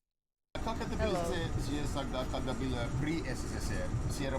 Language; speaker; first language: Russian; non-native, learner; English